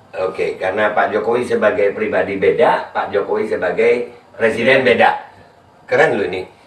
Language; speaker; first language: Indonesian; native; Indonesian